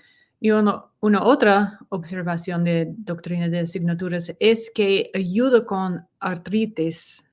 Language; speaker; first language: Spanish; non-native, learner; English